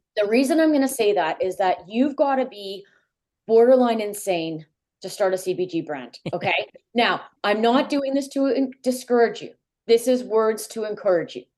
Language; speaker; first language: English; native; English